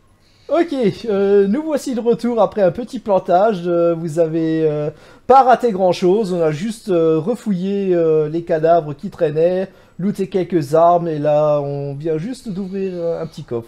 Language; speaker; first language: French; native; French